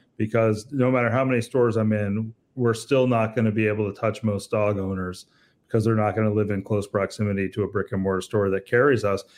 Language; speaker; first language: English; native; English